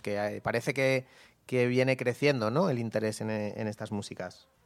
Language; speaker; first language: Spanish; native; Spanish